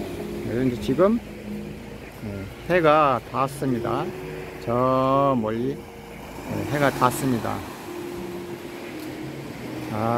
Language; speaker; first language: Korean; native; Korean